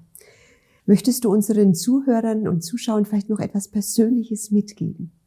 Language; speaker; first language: German; native; German